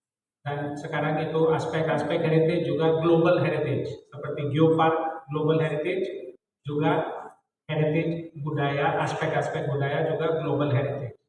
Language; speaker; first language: Indonesian; non-native, fluent; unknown